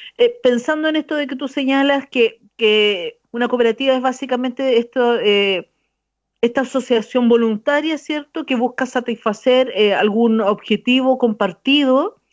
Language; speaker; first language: Spanish; native; Spanish